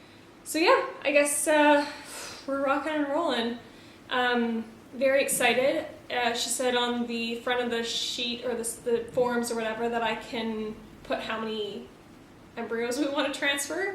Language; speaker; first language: English; native; English